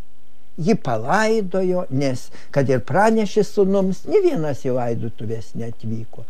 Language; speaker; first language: Lithuanian; native; Lithuanian